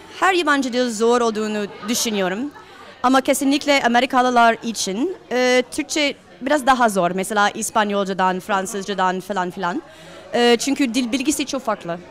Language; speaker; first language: Turkish; non-native, learner; English